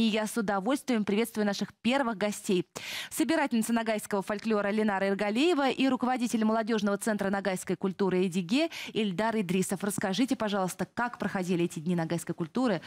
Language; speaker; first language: Russian; native; Russian